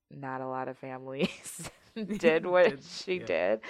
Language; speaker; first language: English; native; English